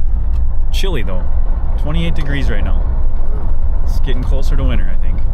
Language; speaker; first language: English; native; English